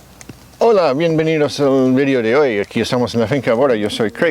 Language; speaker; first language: Spanish; non-native, fluent; English